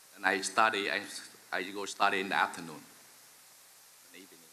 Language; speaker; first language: English; non-native, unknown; Vietnamese